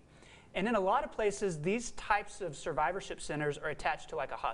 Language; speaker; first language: English; native; English